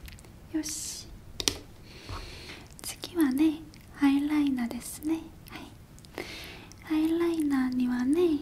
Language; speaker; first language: Japanese; non-native, fluent; Korean